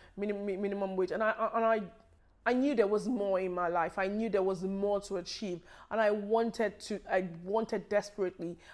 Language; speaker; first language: English; non-native, local second language; Yoruba